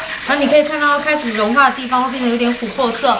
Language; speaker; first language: Chinese; native; Chinese